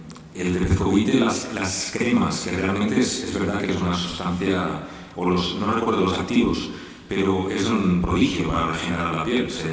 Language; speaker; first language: Spanish; native; Spanish